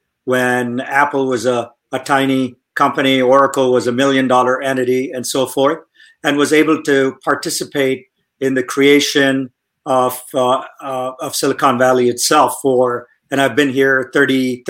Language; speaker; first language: English; non-native, local second language; Tamil